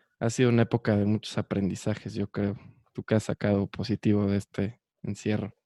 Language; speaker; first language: Spanish; native; Spanish